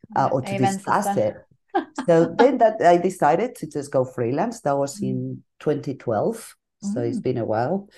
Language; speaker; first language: English; non-native, fluent; Spanish